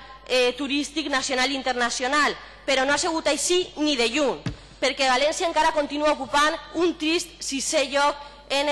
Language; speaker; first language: Catalan; native; Catalan